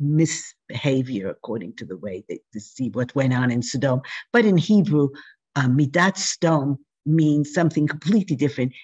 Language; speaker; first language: English; native; English